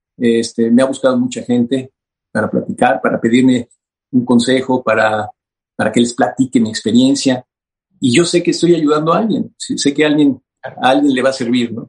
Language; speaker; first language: Spanish; native; Spanish